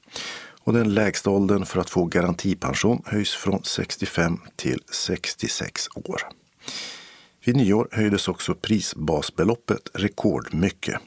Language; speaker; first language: Swedish; native; Swedish